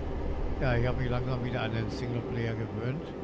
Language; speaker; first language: German; native; German